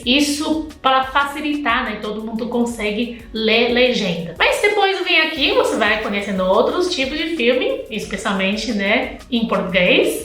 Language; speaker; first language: Portuguese; non-native, fluent; Chinese